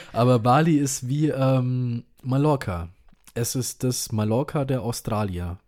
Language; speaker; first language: German; early bilingual, other home language; Indonesian